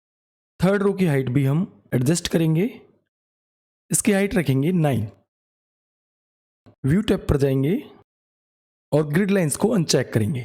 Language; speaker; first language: Hindi; native; Hindi